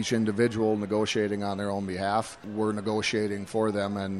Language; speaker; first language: English; native; English